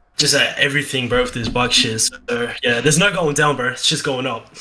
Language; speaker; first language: English; native; English